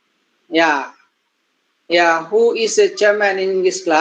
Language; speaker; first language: English; non-native, learner; Indonesian